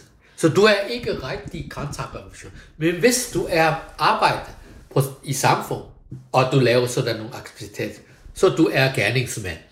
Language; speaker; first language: Danish; non-native, learner; Chinese